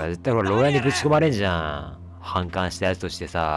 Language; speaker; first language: Japanese; native; Japanese